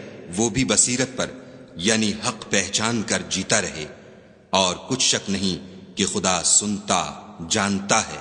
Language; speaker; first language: Urdu; native; Urdu